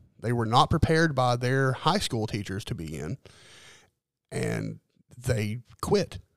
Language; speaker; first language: English; native; English